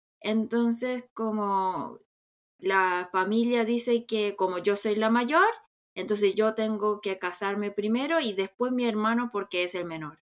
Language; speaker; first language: Spanish; non-native, fluent; Korean